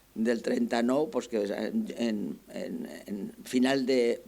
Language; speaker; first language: Spanish; non-native, local second language; Catalan